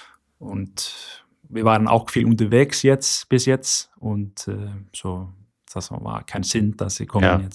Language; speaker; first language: German; non-native, learner; Icelandic